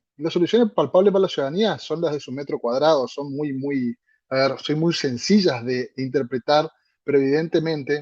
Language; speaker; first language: Spanish; native; Spanish